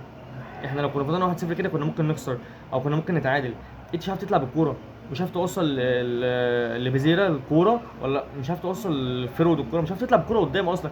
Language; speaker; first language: Arabic; native; Arabic